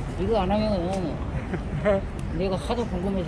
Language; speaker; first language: Korean; native; Korean